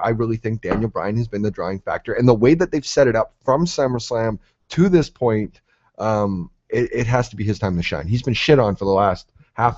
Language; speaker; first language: English; native; English